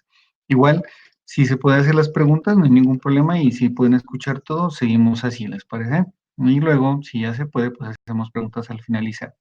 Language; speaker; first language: Spanish; native; Spanish